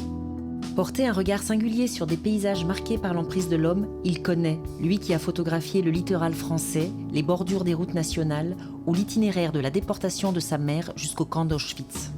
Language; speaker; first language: French; native; French